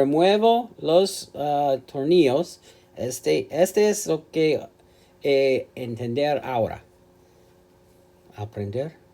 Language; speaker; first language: Spanish; non-native, learner; English